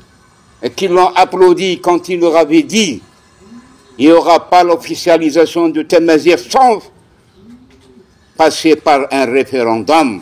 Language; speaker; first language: French; non-native, local second language; Kabyle